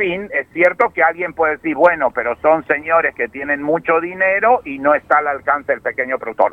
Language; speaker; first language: Spanish; native; Spanish